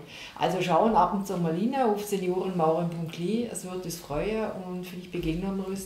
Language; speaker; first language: German; native; German